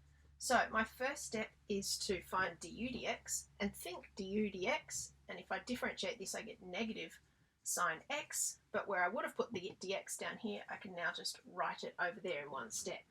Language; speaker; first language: English; native; English